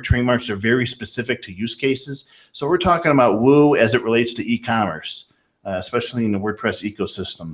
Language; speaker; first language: English; native; English